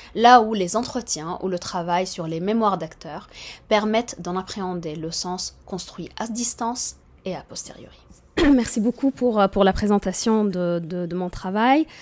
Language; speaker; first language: French; non-native, fluent; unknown